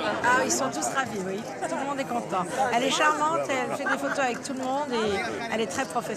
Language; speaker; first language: French; native; French